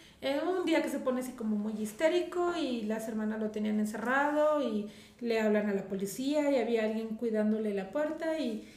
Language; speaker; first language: Spanish; native; Spanish